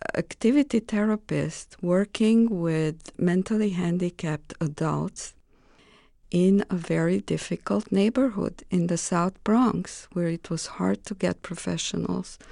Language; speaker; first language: English; non-native, fluent; Romanian